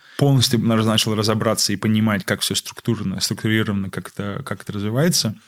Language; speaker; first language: Russian; early bilingual, heritage; Russian